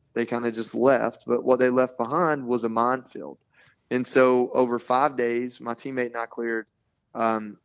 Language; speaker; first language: English; native; English